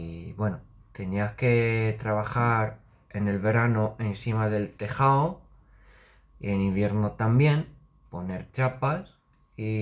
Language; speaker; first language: Spanish; non-native, fluent; Romanian